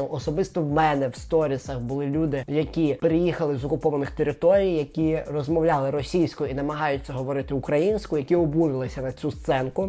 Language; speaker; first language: Ukrainian; native; Ukrainian